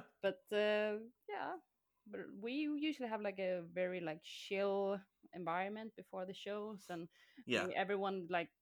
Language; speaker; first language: English; non-native, fluent; Swedish